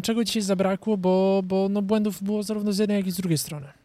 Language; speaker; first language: Polish; native; Polish